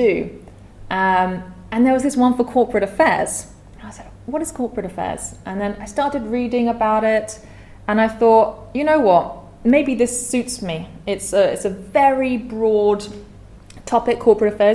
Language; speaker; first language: English; native; English